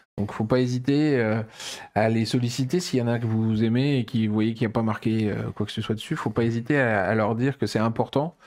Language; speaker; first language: French; native; French